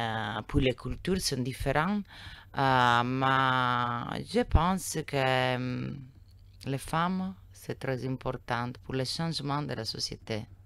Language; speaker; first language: French; non-native, learner; Italian